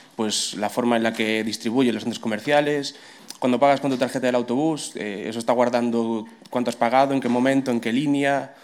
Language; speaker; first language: Spanish; non-native, local second language; Galician